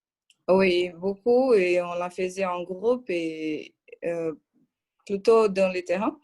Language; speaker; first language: French; non-native, fluent; Portuguese